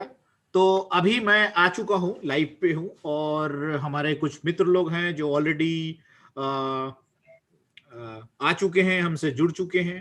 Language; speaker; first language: Hindi; native; Hindi